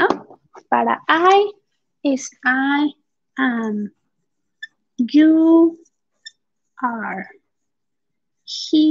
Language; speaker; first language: English; non-native, fluent; Spanish